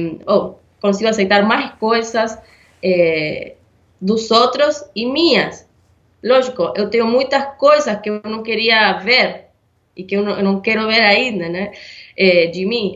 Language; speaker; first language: Portuguese; non-native, fluent; Spanish